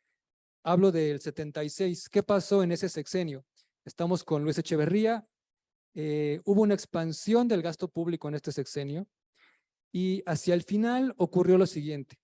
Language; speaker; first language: Spanish; native; Spanish